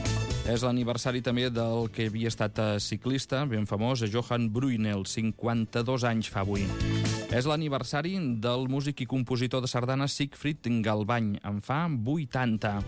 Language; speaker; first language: Catalan; native; Catalan